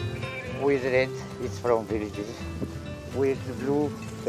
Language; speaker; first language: English; non-native, learner; Romanian